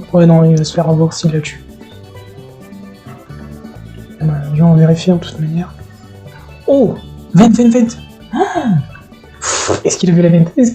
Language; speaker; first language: French; native; French